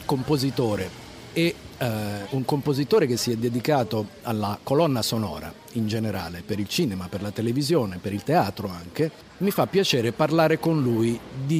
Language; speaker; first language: Italian; native; Italian